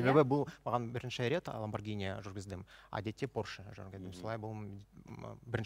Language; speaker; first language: Kazakh; non-native, local second language; Russian